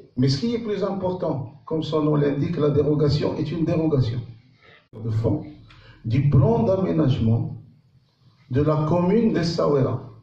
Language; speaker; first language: French; non-native, local second language; Arabic